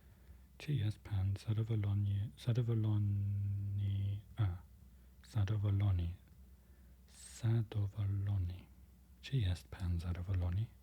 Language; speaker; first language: Polish; non-native, learner; English